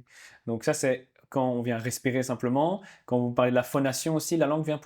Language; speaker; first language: French; native; French